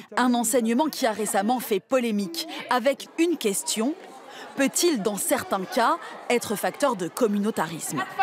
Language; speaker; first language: French; native; French